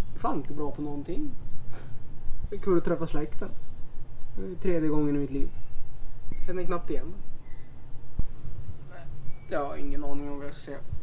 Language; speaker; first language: Swedish; native; Swedish